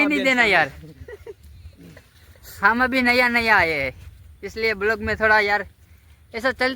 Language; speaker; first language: Hindi; non-native, local second language; Gujarati